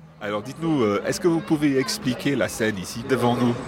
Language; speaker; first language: French; non-native, fluent; English